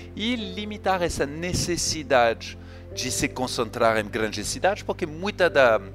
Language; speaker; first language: Portuguese; non-native, fluent; French